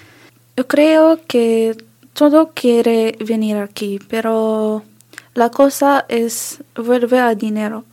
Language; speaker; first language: Spanish; non-native, learner; Arabic